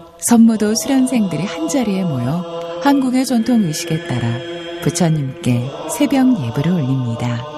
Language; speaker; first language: Korean; native; Korean